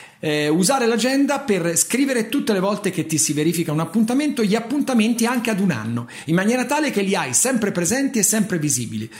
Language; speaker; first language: Italian; native; Italian